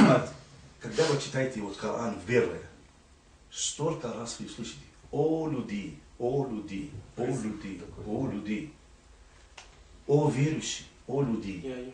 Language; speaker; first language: Russian; non-native, fluent; Arabic